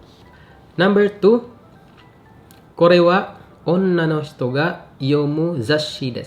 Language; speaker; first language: Japanese; non-native, fluent; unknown